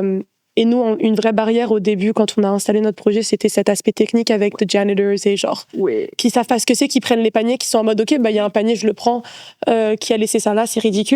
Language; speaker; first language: French; native; French